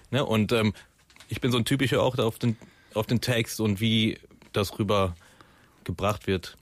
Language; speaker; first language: German; early bilingual, other home language; Persian